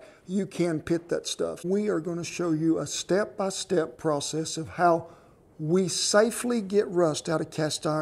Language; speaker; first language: English; native; English